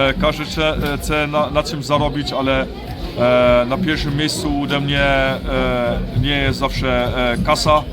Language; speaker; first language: Polish; early bilingual, heritage; Polish